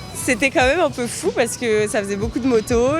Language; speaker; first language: French; native; French